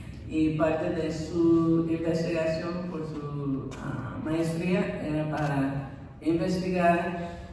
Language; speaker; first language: Spanish; non-native, fluent; English